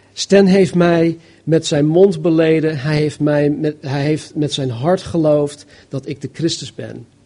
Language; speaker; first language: Dutch; non-native, fluent; English